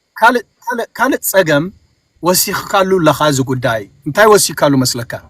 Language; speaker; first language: Tigrinya; early bilingual, heritage; Tigrinya